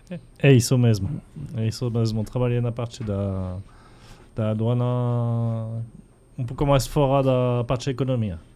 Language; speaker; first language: Portuguese; non-native, fluent; French